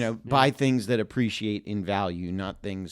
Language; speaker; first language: English; native; English